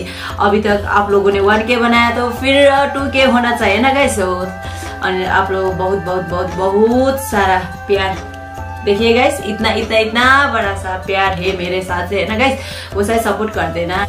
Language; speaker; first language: Hindi; non-native, local second language; Nepali